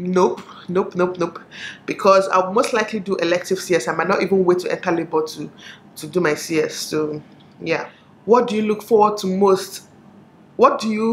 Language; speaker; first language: English; non-native, local second language; Igbo